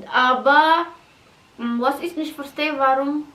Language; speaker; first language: German; non-native, learner; Indonesian